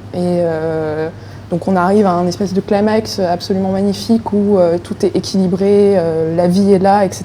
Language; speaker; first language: French; native; French